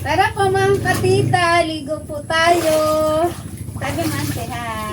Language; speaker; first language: Filipino; native; Filipino